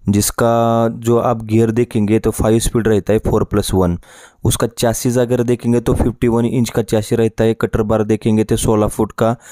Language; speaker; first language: Hindi; non-native, local second language; Marathi